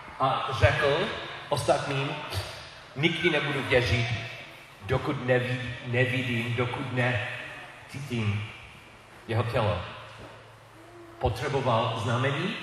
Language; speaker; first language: Czech; non-native, learner; English